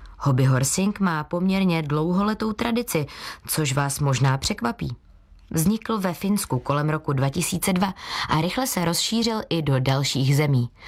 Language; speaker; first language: Czech; native; Czech